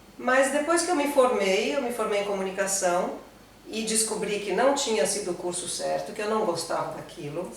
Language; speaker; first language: Portuguese; native; Portuguese